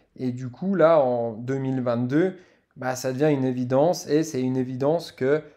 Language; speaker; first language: French; native; French